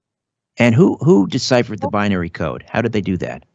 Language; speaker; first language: English; native; English